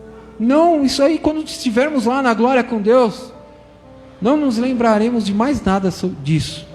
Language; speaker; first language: Portuguese; native; Portuguese